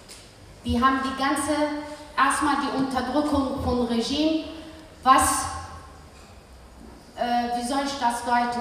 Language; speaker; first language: German; early bilingual, other home language; Kurdish